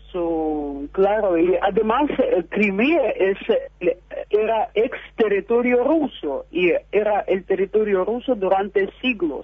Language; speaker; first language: Spanish; non-native, fluent; Russian